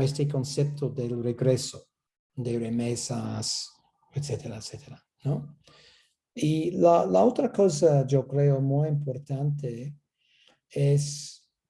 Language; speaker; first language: Spanish; non-native, fluent; English